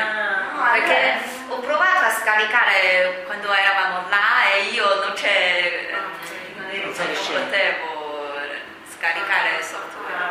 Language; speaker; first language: Italian; non-native, fluent; Chinese